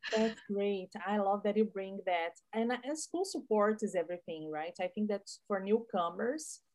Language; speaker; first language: English; non-native, fluent; Portuguese